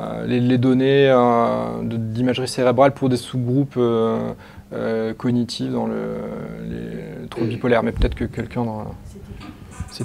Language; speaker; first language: French; native; French